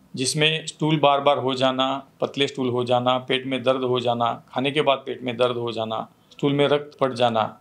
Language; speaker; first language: Hindi; non-native, local second language; Marathi